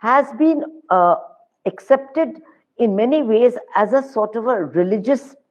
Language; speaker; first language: English; non-native, local second language; Hindi